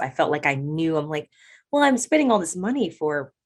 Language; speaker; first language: English; native; English